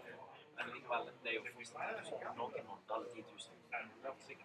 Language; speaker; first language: Norwegian; native; Norwegian